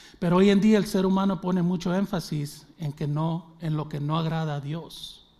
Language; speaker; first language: Spanish; early bilingual, heritage; Spanish